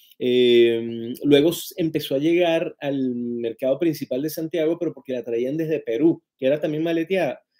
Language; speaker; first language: Spanish; native; Spanish